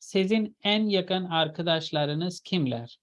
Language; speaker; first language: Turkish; non-native, fluent; Urdu